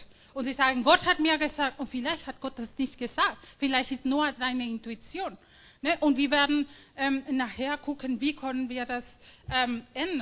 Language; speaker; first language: German; non-native, fluent; Spanish